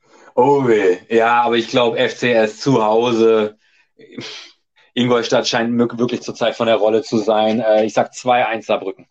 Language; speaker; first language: German; native; German